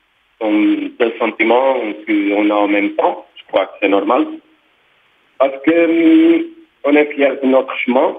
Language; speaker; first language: French; non-native, fluent; Portuguese